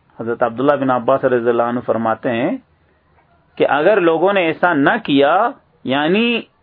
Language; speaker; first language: Urdu; native; Urdu